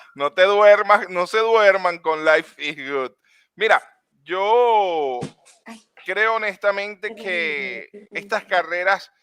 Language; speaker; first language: Spanish; native; Spanish